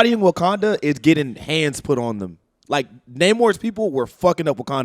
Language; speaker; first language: English; native; English